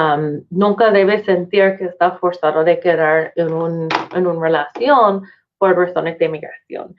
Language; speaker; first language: Spanish; non-native, fluent; English